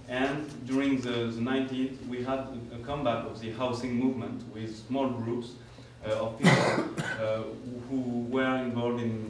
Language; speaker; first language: English; non-native, fluent; French